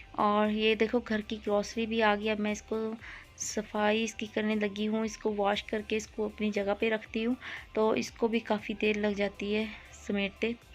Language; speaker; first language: Hindi; non-native, local second language; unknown